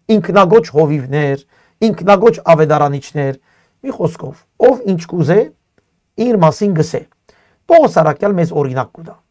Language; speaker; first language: Armenian; native; Armenian